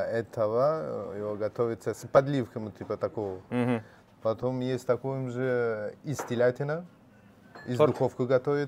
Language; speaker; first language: Russian; non-native, learner; Turkish